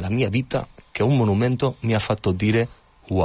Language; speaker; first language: Italian; non-native, fluent; Catalan